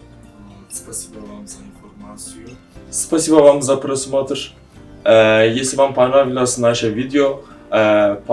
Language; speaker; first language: Russian; non-native, learner; Turkish